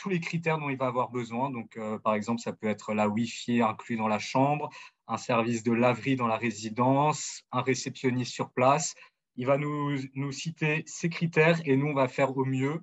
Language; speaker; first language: French; native; French